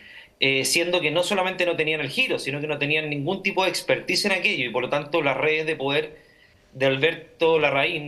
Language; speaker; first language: Spanish; native; Spanish